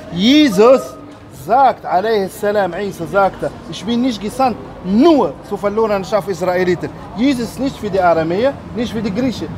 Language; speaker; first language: German; non-native, learner; Arabic